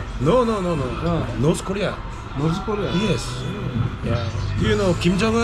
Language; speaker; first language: English; non-native, learner; Korean